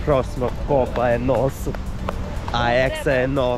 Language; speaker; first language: Portuguese; non-native, learner; English